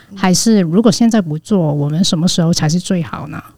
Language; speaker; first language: Chinese; non-native, fluent; Cantonese